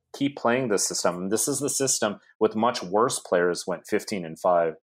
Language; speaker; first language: English; native; English